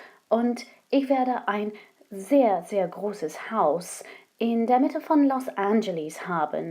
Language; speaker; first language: German; non-native, fluent; English